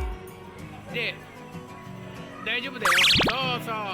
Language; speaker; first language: Japanese; native; Japanese